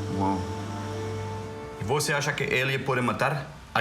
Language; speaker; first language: Portuguese; non-native, learner; French